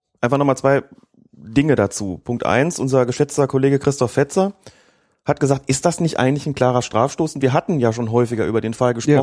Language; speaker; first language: German; native; German